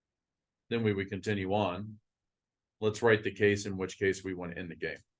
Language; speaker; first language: English; native; English